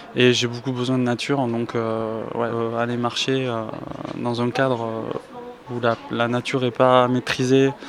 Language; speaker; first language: French; native; French